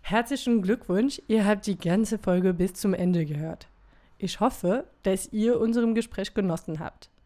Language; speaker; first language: German; non-native, fluent; French